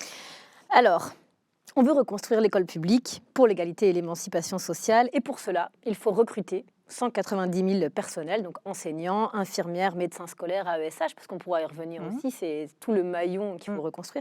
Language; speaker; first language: French; native; French